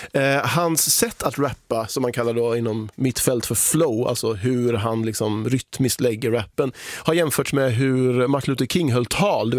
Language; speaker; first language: Swedish; native; Swedish